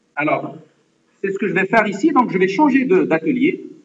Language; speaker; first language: French; non-native, local second language; Arabic